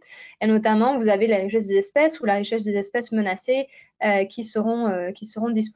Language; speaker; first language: French; native; French